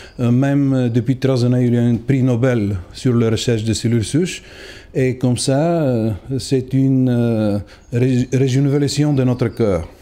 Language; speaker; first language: French; non-native, fluent; Bulgarian